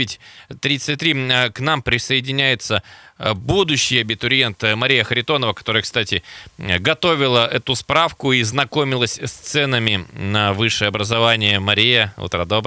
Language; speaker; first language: Russian; native; Russian